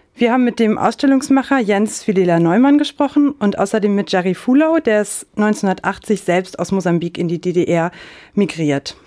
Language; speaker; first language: German; native; German